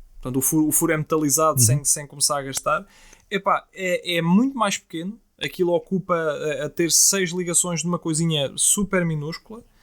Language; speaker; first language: Portuguese; native; Portuguese